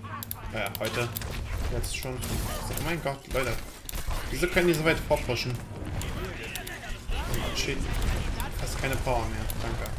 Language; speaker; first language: German; native; German